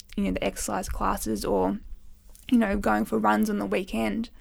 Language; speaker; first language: English; native; English